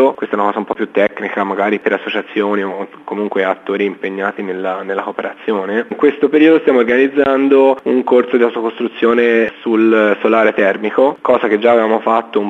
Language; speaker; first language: Italian; native; Italian